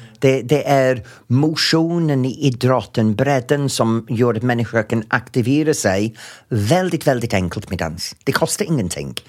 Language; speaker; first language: Swedish; non-native, fluent; English